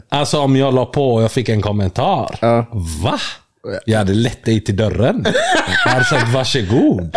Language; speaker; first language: Swedish; early bilingual, other home language; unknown